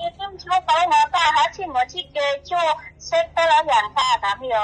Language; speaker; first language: Cantonese; non-native, learner; Indonesian